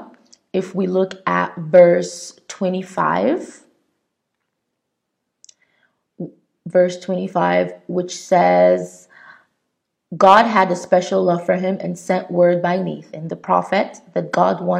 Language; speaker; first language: English; non-native, local second language; Igbo